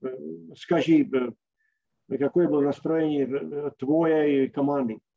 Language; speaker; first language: Russian; non-native, fluent; English